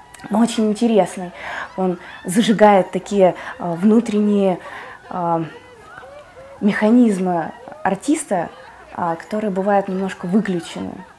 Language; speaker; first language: Russian; native; Russian